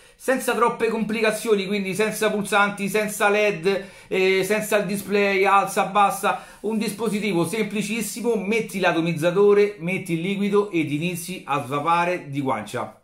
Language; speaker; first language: Italian; native; Italian